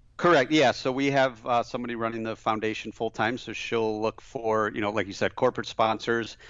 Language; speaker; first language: English; native; English